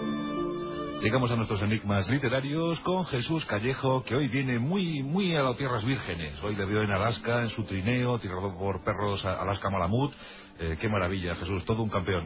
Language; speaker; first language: Spanish; native; Spanish